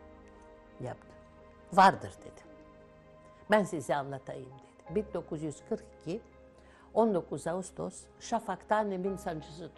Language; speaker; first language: Turkish; non-native, local second language; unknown